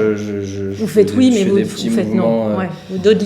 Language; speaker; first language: French; native; French